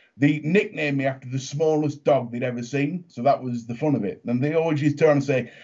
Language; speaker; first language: English; native; English